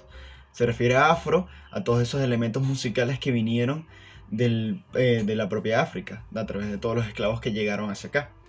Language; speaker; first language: Spanish; native; Spanish